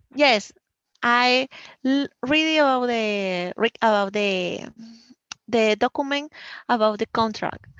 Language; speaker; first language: English; non-native, learner; Spanish